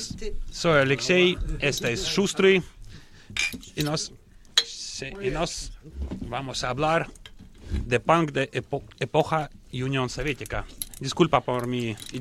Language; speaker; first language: Spanish; non-native, learner; Russian